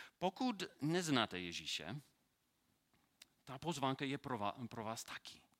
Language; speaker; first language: Czech; non-native, learner; English